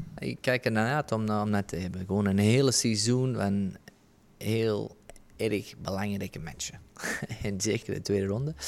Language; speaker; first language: Dutch; non-native, fluent; English